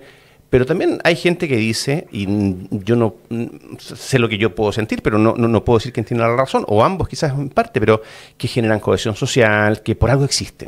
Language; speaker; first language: Spanish; native; Spanish